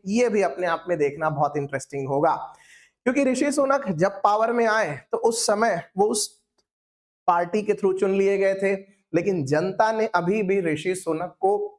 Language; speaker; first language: Hindi; non-native, local second language; Marathi